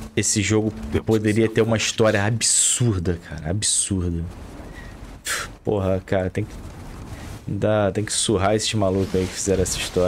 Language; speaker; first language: Portuguese; native; Portuguese